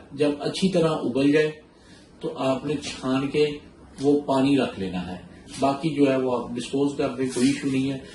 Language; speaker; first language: Urdu; non-native, local second language; Punjabi